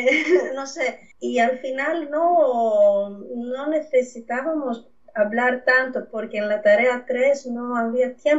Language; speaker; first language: Spanish; non-native, fluent; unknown